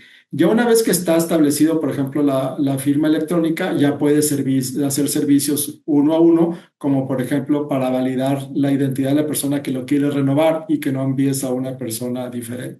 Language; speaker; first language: Spanish; native; Spanish